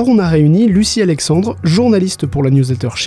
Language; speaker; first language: French; native; French